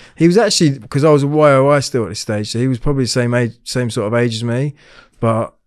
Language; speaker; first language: English; native; English